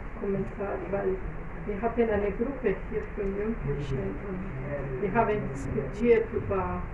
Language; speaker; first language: German; non-native, fluent; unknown